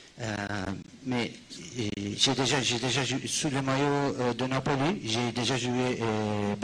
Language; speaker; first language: French; non-native, fluent; Turkish